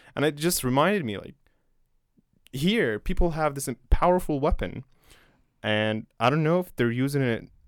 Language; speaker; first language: English; non-native, fluent; Arabic